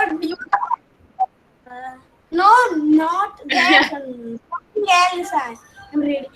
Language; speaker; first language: English; non-native, learner; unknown